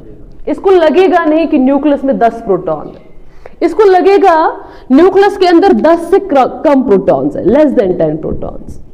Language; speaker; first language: Hindi; non-native, local second language; Kashmiri